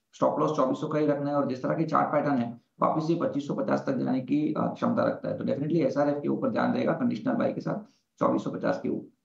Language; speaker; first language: Hindi; native; Hindi